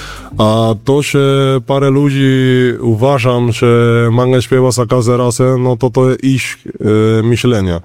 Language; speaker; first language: Polish; non-native, learner; Spanish